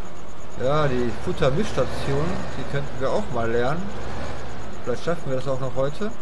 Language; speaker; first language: German; native; German